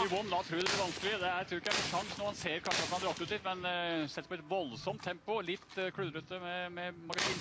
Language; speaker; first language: Norwegian; native; Norwegian